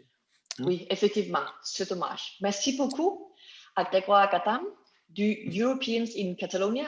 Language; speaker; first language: French; non-native, learner; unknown